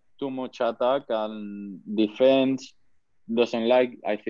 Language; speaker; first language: English; non-native, learner; Spanish